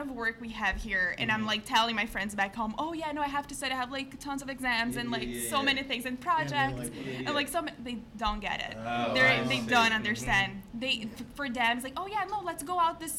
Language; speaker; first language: English; non-native, fluent; Portuguese